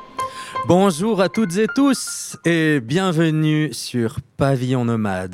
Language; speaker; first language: French; native; French